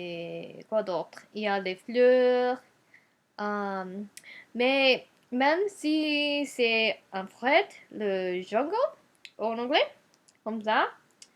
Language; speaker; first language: French; non-native, learner; Japanese